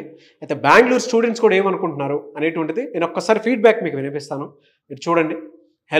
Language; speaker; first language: Telugu; native; Telugu